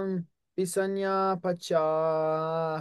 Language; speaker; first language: Indonesian; non-native, learner; English